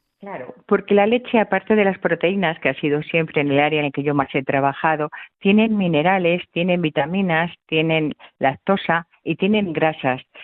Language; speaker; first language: Spanish; native; Spanish